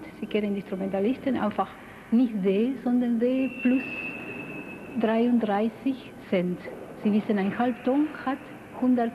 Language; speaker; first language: German; non-native, fluent; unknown